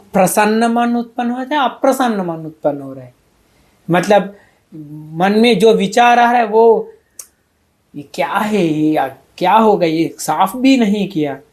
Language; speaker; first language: Hindi; non-native, fluent; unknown